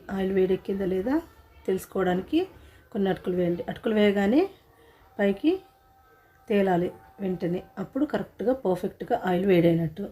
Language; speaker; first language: Telugu; native; Telugu